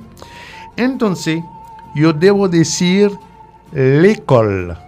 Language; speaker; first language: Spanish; non-native, fluent; French